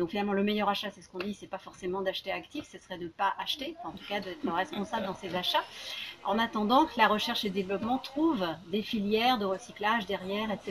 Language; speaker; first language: French; native; French